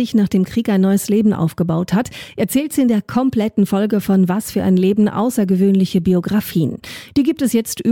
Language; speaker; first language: German; native; German